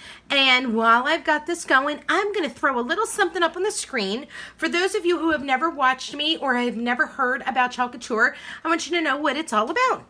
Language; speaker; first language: English; native; English